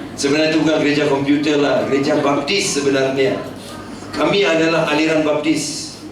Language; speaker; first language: Malay; non-native, local second language; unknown